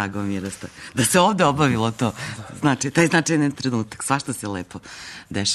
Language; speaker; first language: Serbian; native; Serbian